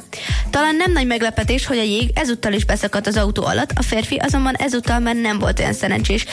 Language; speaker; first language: Hungarian; native; Hungarian